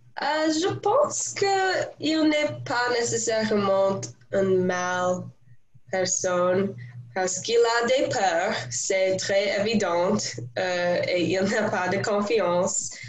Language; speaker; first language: French; non-native, learner; English